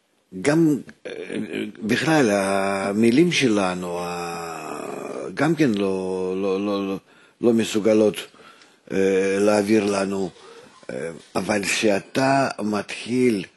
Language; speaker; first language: Hebrew; non-native, fluent; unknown